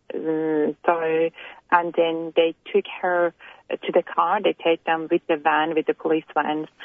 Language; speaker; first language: English; non-native, fluent; Persian